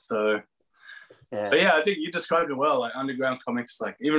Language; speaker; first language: English; native; English